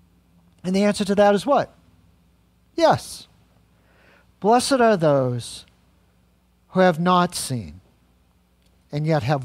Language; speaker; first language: English; native; English